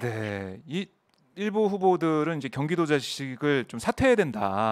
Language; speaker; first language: Korean; native; Korean